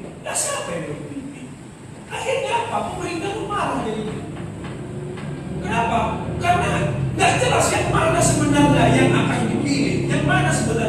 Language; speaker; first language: Indonesian; native; Indonesian